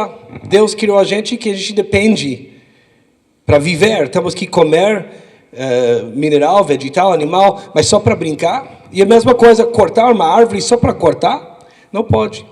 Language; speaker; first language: Portuguese; non-native, fluent; English